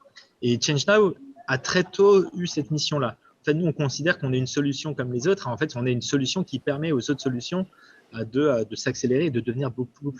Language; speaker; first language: French; native; French